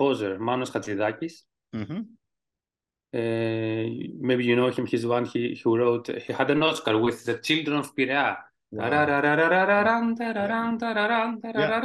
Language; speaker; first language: English; non-native, fluent; Greek